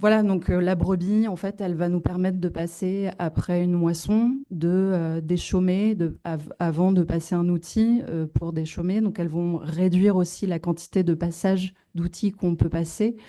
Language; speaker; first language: French; native; French